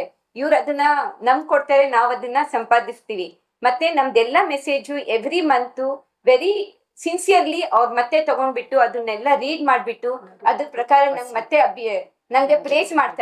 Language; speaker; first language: Kannada; non-native, local second language; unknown